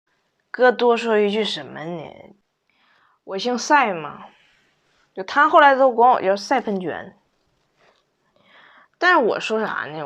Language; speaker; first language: Chinese; native; Chinese